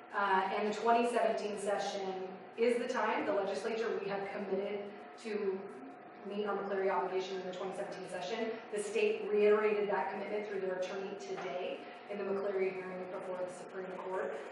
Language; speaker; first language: English; native; English